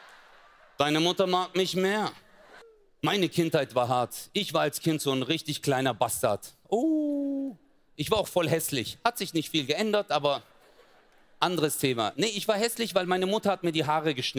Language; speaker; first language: German; early bilingual, other home language; Turkish